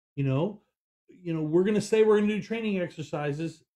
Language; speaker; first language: English; native; English